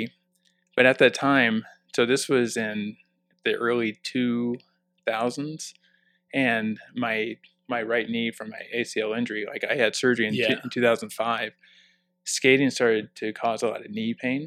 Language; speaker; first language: English; native; English